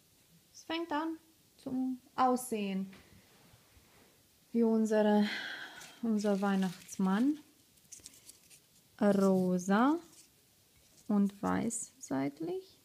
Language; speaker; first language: German; non-native, fluent; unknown